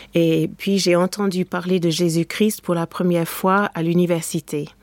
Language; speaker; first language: French; non-native, fluent; English